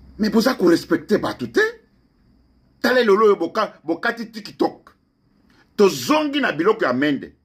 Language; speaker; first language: Lingala; non-native, local second language; Luba-Lulua